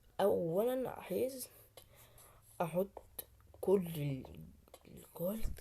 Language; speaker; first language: Arabic; native; Arabic